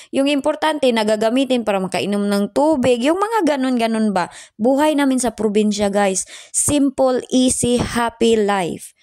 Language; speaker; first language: Filipino; non-native, local second language; Cebuano